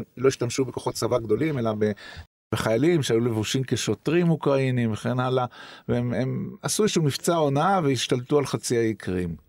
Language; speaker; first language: Hebrew; native; Hebrew